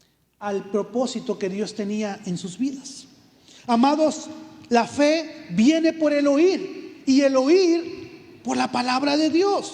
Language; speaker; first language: Spanish; native; Spanish